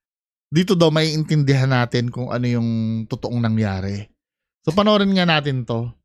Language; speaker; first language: Filipino; native; Filipino